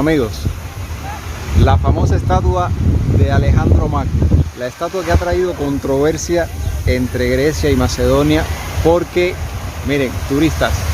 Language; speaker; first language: Spanish; native; Spanish